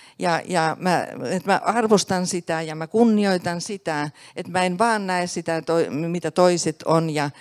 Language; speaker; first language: Finnish; native; Finnish